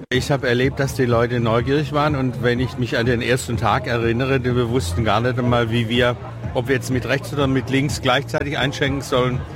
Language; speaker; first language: German; native; German